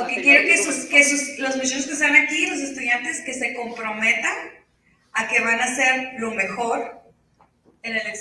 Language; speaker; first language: Spanish; early bilingual, heritage; Spanish